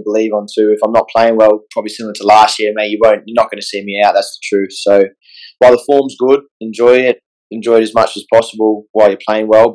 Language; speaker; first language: English; native; English